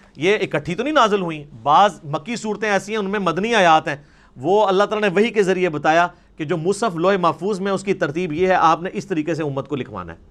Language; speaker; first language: Urdu; non-native, local second language; Punjabi